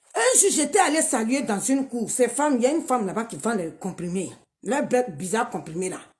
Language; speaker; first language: French; non-native, local second language; Dyula